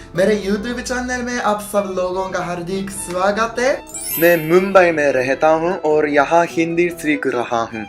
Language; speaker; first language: Hindi; non-native, learner; Japanese